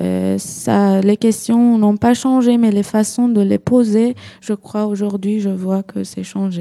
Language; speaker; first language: French; non-native, learner; Persian